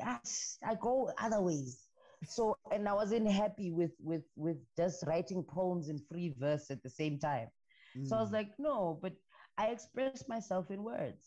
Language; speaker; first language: English; non-native, local second language; Xhosa